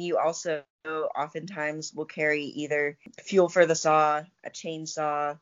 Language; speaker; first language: English; native; English